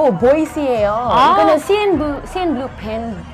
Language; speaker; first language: Korean; non-native, fluent; Filipino